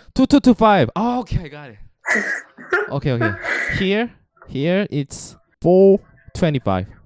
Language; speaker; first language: English; non-native, learner; Korean